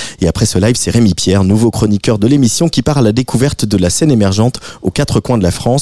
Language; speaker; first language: French; native; French